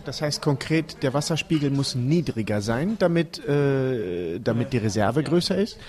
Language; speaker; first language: German; native; German